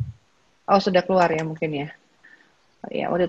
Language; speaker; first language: Indonesian; native; Indonesian